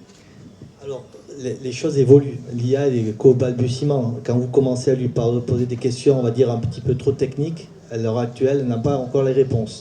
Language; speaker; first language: French; native; French